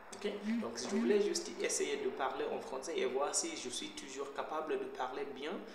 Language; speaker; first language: French; non-native, fluent; Shona